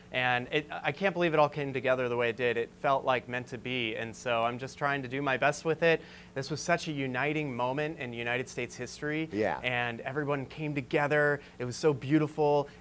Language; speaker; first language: English; native; English